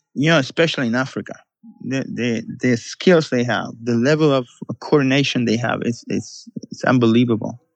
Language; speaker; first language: English; non-native, fluent; Spanish